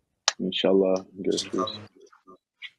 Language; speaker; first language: Turkish; early bilingual, heritage; Turkish